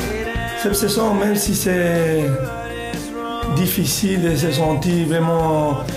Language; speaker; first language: French; non-native, fluent; Spanish